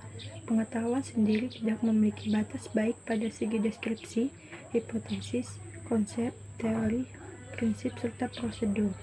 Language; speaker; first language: Indonesian; native; Indonesian